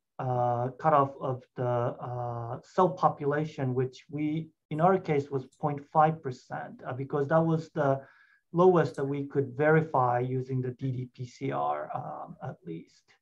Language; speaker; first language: English; non-native, fluent; Japanese